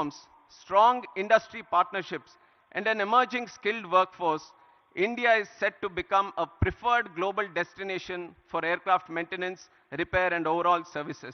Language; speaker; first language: English; non-native, local second language; Telugu